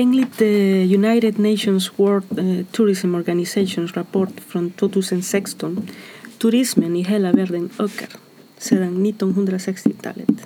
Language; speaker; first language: Swedish; non-native, fluent; Spanish